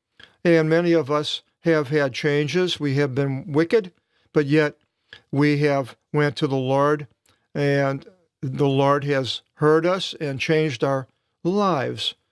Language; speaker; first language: English; native; English